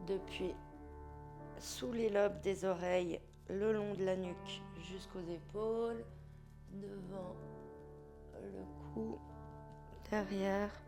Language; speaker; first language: French; native; French